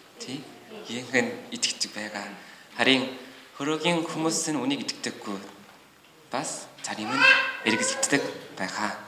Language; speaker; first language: Mongolian; non-native, learner; Korean